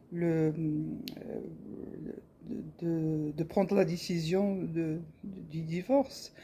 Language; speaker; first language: French; non-native, local second language; Arabic